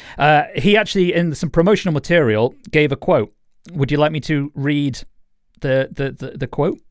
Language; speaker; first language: English; native; English